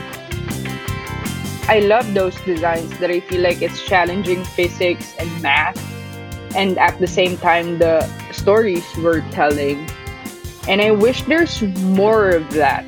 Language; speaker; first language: English; non-native, local second language; Filipino